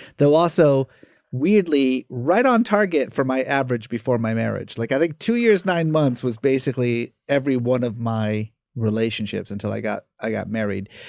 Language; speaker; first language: English; early bilingual, other home language; Persian